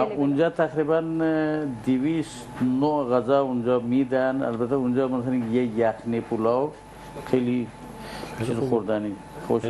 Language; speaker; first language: Persian; non-native, fluent; Urdu